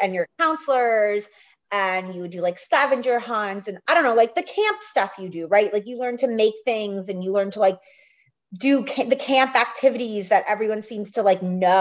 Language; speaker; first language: English; native; English